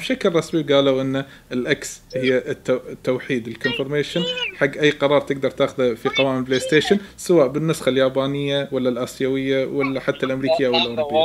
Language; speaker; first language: Arabic; native; Arabic